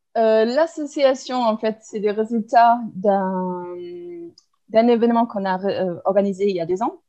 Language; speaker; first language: French; non-native, fluent; German